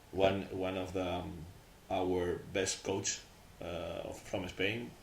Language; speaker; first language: English; non-native, learner; Spanish